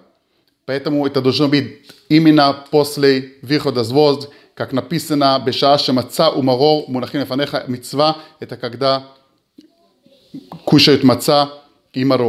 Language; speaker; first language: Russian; early bilingual, heritage; Hebrew